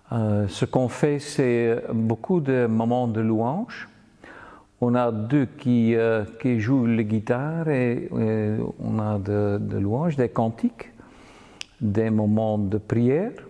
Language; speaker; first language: French; non-native, fluent; Dutch